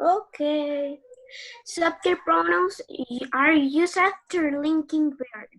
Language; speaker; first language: English; non-native, learner; Spanish